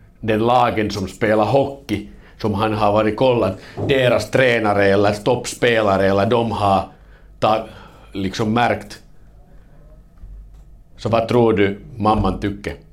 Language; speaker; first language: Swedish; non-native, local second language; Finnish